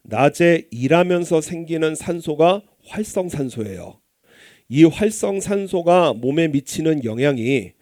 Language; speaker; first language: Korean; native; Korean